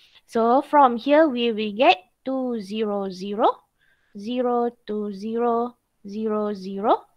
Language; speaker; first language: English; non-native, local second language; Malay